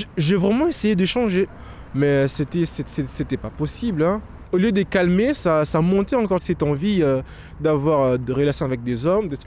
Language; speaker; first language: French; non-native, local second language; Lingala